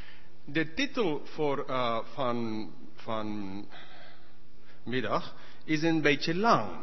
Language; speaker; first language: Dutch; non-native, learner; English